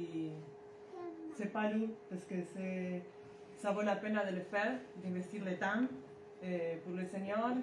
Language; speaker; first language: French; non-native, learner; Spanish